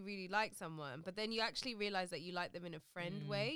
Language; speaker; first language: English; native; English